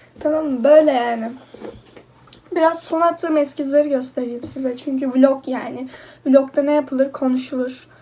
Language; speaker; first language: Turkish; native; Turkish